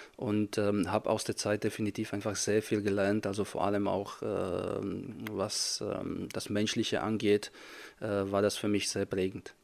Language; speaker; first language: German; non-native, fluent; Czech